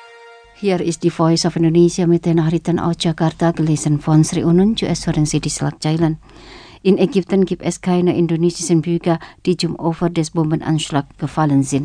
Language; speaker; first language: German; non-native, fluent; Indonesian